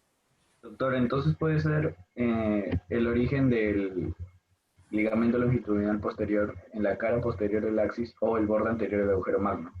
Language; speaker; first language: Spanish; native; Spanish